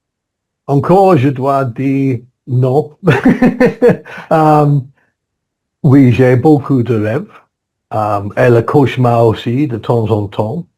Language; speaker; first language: French; non-native, learner; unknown